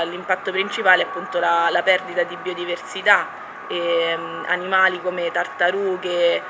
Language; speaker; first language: Italian; native; Italian